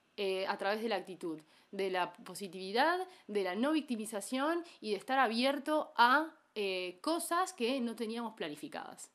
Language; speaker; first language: Spanish; native; Spanish